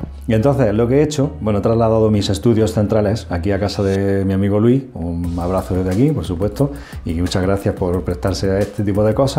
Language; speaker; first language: Spanish; native; Spanish